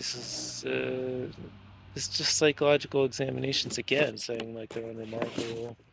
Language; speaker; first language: English; native; English